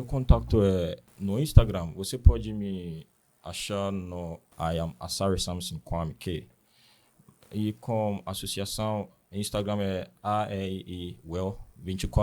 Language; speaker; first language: Portuguese; non-native, learner; Akan